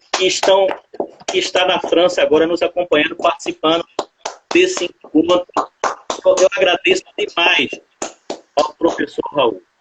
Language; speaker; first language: Portuguese; native; Portuguese